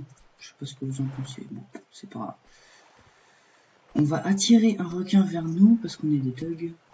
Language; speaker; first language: French; native; French